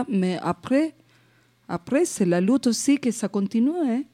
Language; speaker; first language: French; non-native, fluent; Spanish